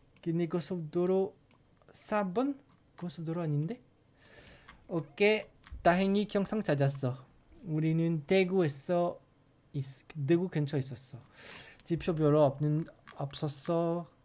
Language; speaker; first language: Korean; non-native, learner; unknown